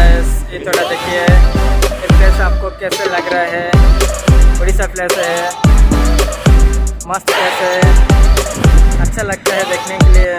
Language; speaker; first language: Hindi; non-native, local second language; Odia